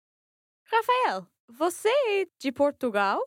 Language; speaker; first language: Portuguese; non-native, learner; English